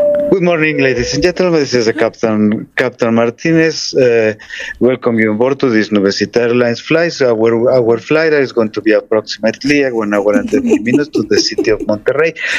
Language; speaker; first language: English; non-native, fluent; Spanish